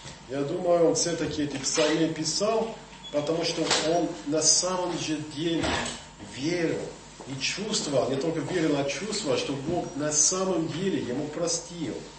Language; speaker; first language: Russian; non-native, fluent; English